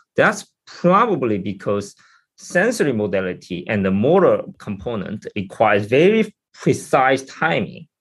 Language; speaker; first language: English; non-native, fluent; Korean